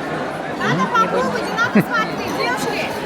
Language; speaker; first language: Russian; non-native, local second language; Uzbek